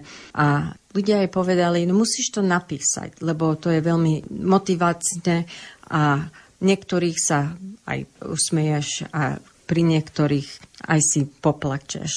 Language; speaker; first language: Slovak; early bilingual, heritage; Slovak